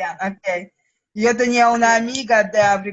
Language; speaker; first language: Spanish; non-native, learner; Russian